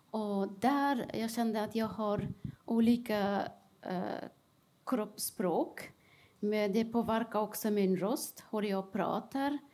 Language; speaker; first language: Swedish; non-native, fluent; Persian